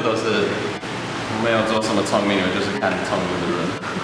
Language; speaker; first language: Chinese; non-native, fluent; English